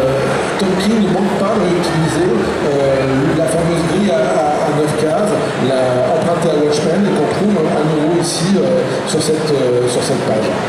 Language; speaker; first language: French; native; French